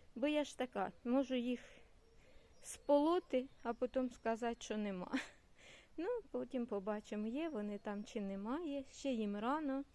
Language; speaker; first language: Ukrainian; non-native, local second language; Russian